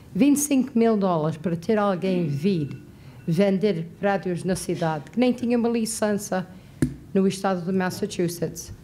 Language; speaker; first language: Portuguese; native; Portuguese